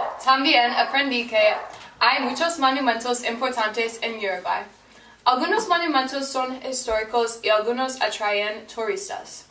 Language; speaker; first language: Spanish; non-native, learner; English